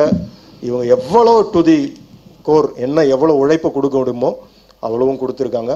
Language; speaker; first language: Tamil; native; Tamil